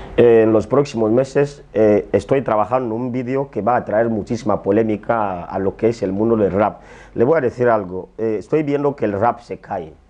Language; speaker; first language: Spanish; non-native, local second language; Fang